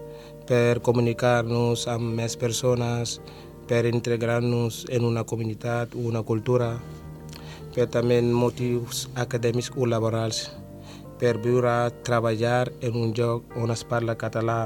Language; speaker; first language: Catalan; non-native, learner; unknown